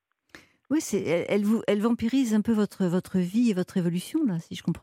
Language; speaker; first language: French; native; French